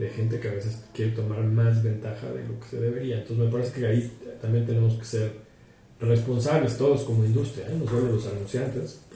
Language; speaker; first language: Spanish; native; Spanish